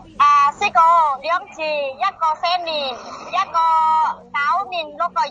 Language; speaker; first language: Chinese; non-native, learner; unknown